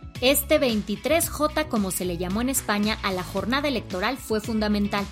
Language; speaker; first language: Spanish; native; Spanish